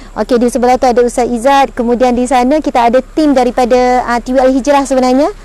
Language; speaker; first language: Malay; native; Malay